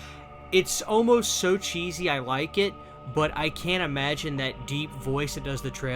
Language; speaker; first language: English; native; English